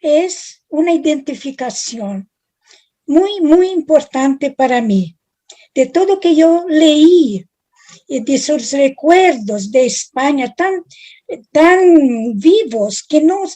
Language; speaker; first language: Spanish; non-native, fluent; Italian